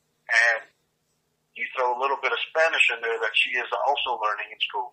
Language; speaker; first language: English; native; English